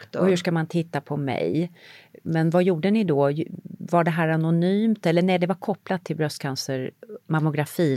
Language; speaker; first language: Swedish; native; Swedish